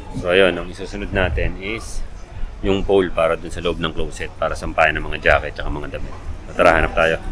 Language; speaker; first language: Filipino; native; Filipino